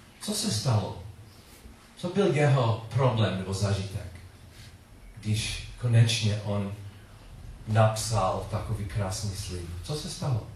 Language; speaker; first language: Czech; non-native, learner; English